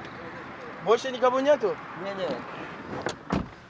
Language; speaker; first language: Russian; non-native, fluent; French